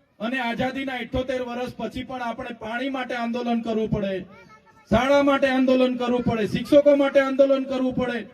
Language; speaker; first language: Gujarati; non-native, local second language; Vasavi